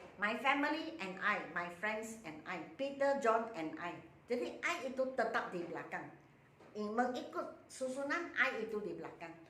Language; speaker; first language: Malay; non-native, local second language; Chinese